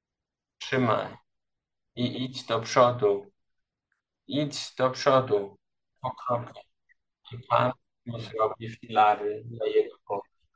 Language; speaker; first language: Polish; non-native, learner; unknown